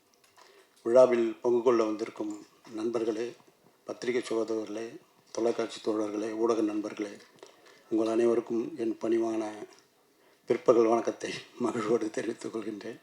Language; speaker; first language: Tamil; native; Tamil